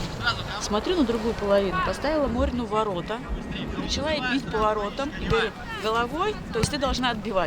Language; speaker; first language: Russian; native; Russian